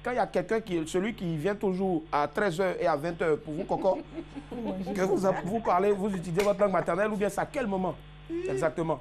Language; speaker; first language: French; native; French